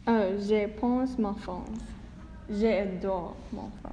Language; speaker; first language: French; non-native, learner; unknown